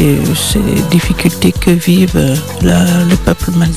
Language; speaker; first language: French; non-native, local second language; Malagasy